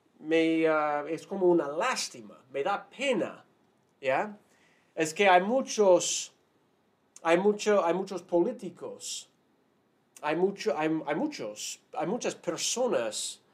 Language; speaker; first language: Spanish; non-native, fluent; English